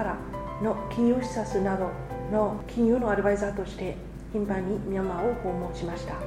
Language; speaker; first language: Japanese; non-native, fluent; Burmese